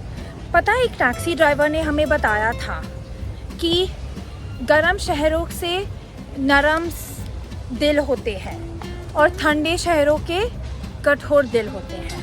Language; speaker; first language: Hindi; non-native, local second language; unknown